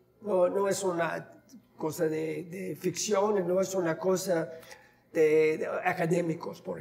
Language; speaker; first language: Spanish; non-native, fluent; English